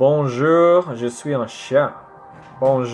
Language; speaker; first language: French; non-native, learner; English